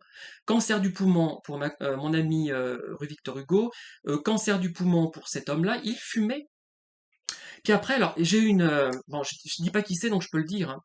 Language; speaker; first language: French; native; French